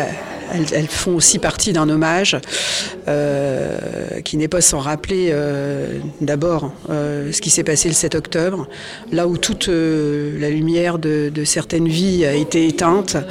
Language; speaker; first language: French; native; French